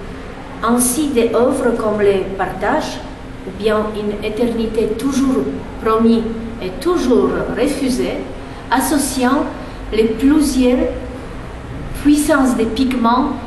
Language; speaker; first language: French; non-native, fluent; Polish